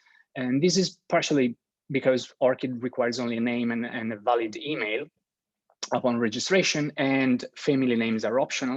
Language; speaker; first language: English; non-native, fluent; Italian